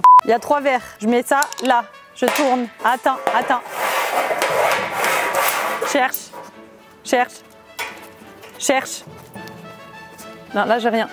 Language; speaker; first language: French; native; French